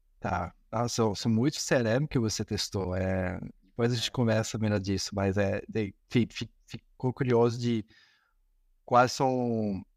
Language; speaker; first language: Portuguese; non-native, fluent; Spanish